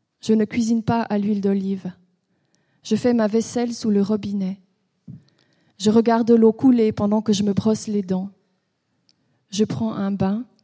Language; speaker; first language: French; native; French